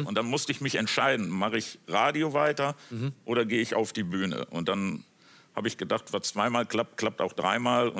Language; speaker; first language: German; native; German